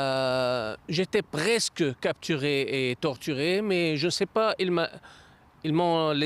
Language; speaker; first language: French; non-native, fluent; Arabic